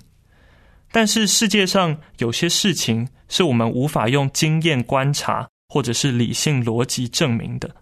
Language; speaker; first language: Chinese; native; Chinese